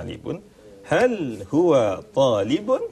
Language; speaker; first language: Arabic; non-native, fluent; Malay